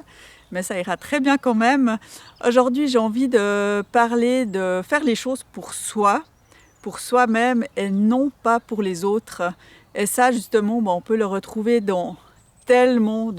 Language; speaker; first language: French; native; French